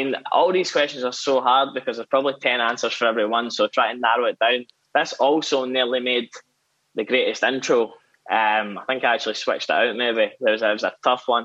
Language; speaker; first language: English; native; English